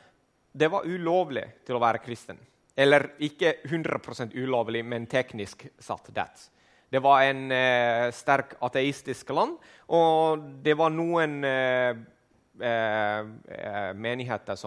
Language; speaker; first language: Norwegian; non-native, fluent; Finnish